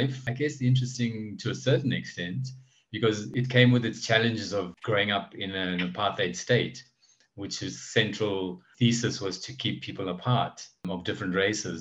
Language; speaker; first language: English; native; English